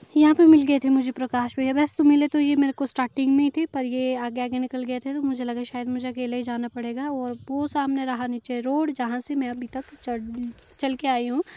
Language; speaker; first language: Hindi; native; Hindi